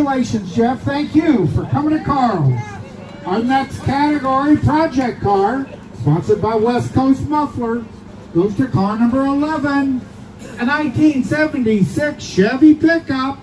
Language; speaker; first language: English; native; English